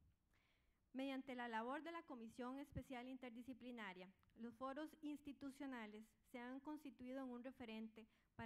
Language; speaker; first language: Spanish; native; Spanish